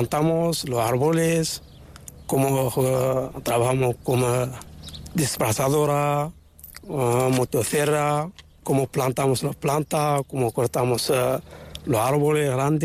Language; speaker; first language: Spanish; non-native, learner; Arabic